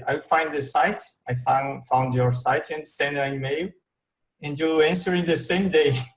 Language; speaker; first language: English; non-native, learner; Portuguese